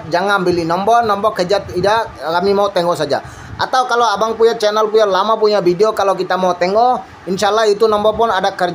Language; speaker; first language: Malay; non-native, learner; Bangla